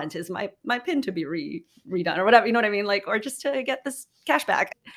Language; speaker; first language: English; non-native, local second language; Filipino